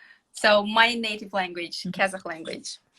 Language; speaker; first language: English; non-native, fluent; Kazakh